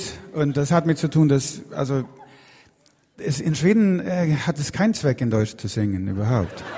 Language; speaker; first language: German; non-native, fluent; Swedish